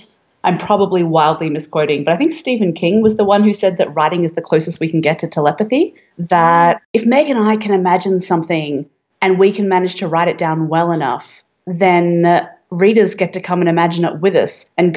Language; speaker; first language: English; native; English